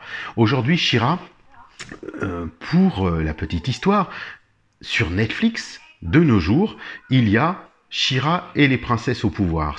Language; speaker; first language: French; native; French